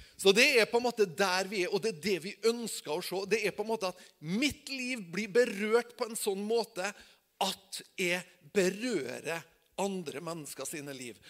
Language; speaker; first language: Norwegian; native; Norwegian